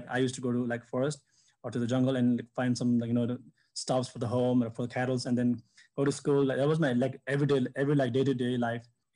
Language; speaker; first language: English; non-native, local second language; Sherpa